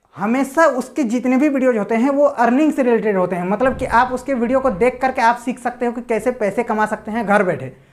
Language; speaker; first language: Hindi; native; Hindi